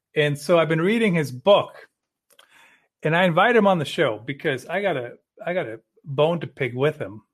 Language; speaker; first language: English; early bilingual, other home language; German